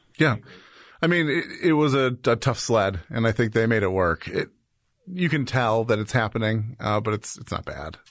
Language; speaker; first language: English; native; English